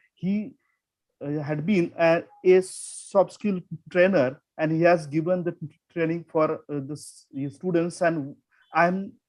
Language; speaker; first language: English; non-native, local second language; Marathi